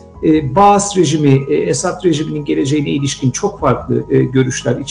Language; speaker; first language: Turkish; native; Turkish